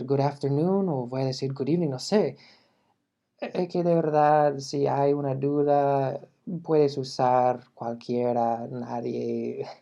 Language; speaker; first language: Spanish; non-native, fluent; English